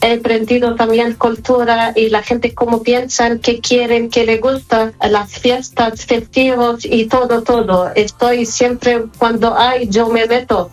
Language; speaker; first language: Spanish; non-native, learner; Arabic